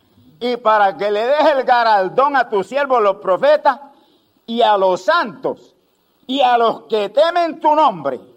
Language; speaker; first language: Spanish; native; Spanish